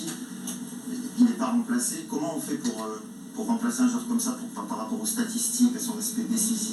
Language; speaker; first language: French; native; French